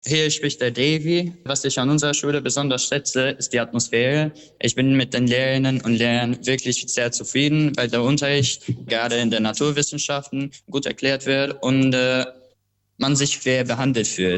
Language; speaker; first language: German; non-native, fluent; Albanian